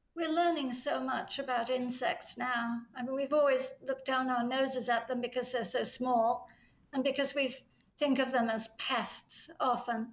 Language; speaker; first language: English; native; English